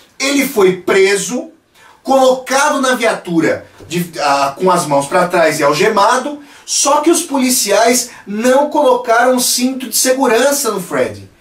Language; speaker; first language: Portuguese; native; Portuguese